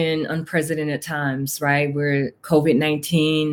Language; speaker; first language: English; native; English